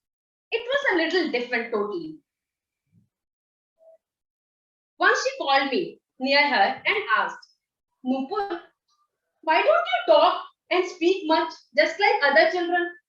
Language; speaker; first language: English; non-native, local second language; Hindi